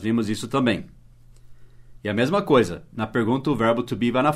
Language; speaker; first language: Portuguese; non-native, fluent; English